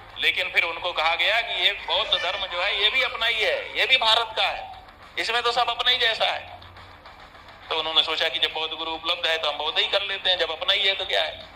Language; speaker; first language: Hindi; native; Hindi